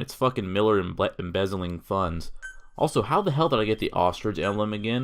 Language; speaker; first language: English; native; English